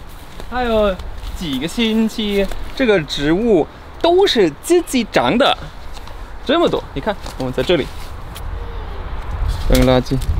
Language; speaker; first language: Chinese; non-native, fluent; German